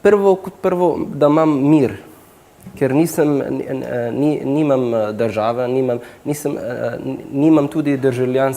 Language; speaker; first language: Slovenian; non-native, fluent; Arabic